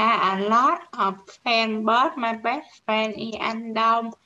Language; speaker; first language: English; non-native, learner; Vietnamese